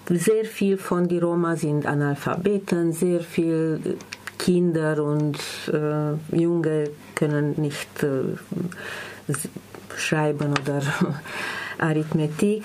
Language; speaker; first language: German; non-native, learner; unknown